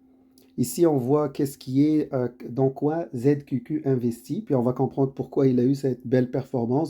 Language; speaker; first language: French; native; French